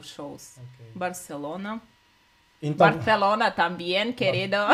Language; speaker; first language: Portuguese; non-native, learner; Russian